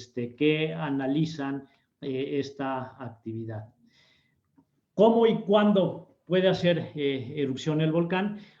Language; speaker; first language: Spanish; native; Spanish